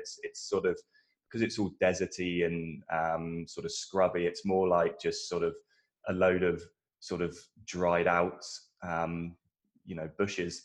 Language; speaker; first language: English; native; English